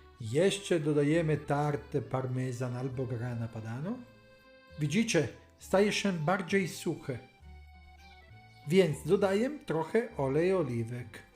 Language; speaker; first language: Polish; non-native, learner; Italian